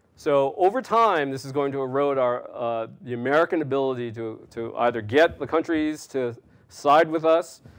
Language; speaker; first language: English; native; English